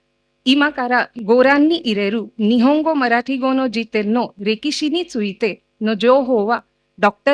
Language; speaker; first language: Japanese; non-native, fluent; Marathi